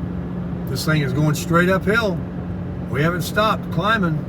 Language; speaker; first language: English; native; English